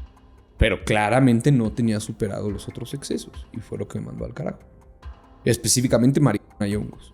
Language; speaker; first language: Spanish; native; Spanish